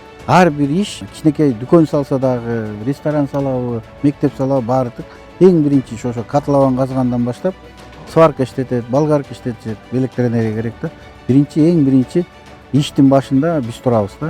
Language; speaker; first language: Kyrgyz; native; Kyrgyz